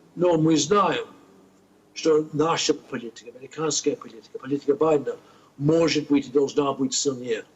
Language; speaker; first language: Russian; non-native, fluent; English